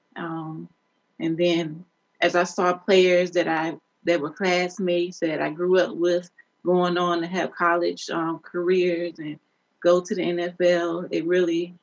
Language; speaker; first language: English; native; English